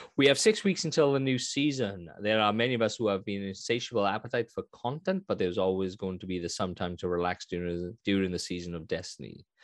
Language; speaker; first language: English; native; English